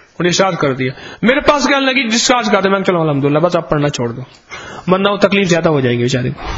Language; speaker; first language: Urdu; non-native, local second language; Punjabi